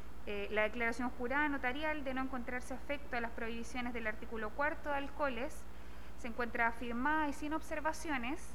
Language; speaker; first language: Spanish; native; Spanish